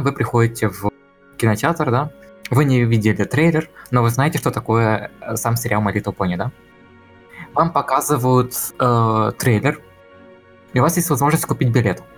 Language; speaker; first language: Russian; native; Russian